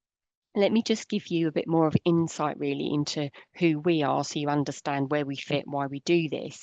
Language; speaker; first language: English; native; English